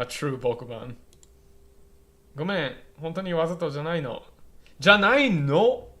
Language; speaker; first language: Japanese; non-native, fluent; English